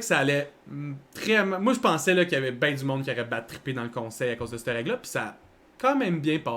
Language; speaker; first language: French; native; French